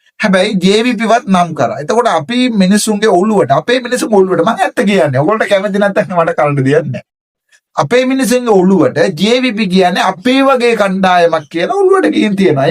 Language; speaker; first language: Sinhala; non-native, local second language; Tamil